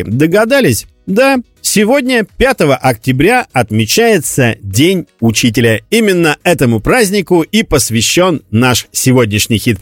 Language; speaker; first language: Russian; native; Russian